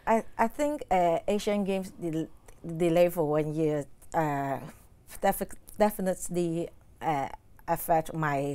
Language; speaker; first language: English; non-native, learner; Cantonese